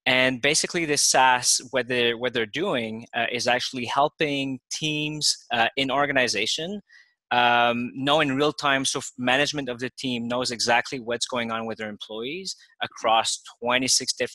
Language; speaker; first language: English; native; English